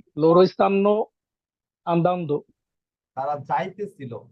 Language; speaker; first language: Italian; non-native, learner; Bangla